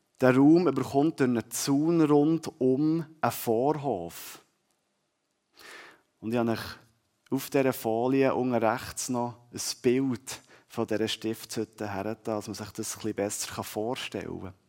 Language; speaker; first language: German; native; German